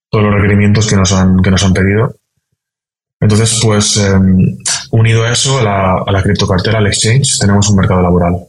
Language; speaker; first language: Spanish; native; Spanish